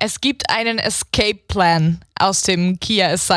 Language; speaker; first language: German; native; German